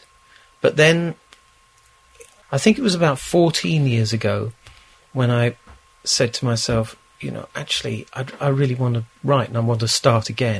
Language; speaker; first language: English; native; English